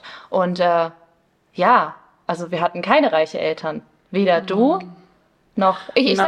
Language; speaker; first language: German; early bilingual, other home language; Spanish